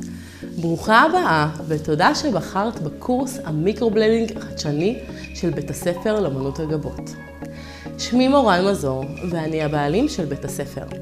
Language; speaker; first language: Hebrew; native; Hebrew